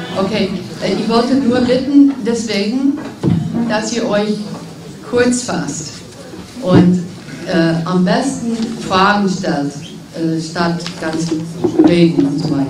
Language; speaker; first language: German; non-native, fluent; English